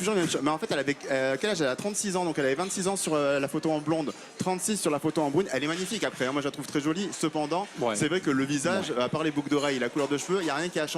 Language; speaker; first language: French; native; French